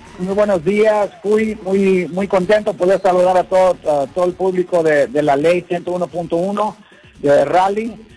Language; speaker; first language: Spanish; early bilingual, heritage; Spanish